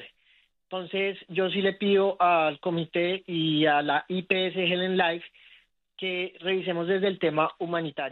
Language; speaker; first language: Spanish; native; Spanish